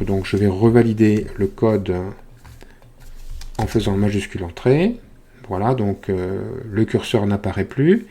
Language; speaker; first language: French; native; French